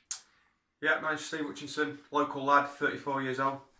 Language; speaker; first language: English; native; English